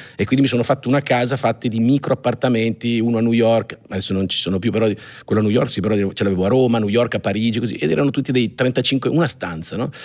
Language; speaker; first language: Italian; native; Italian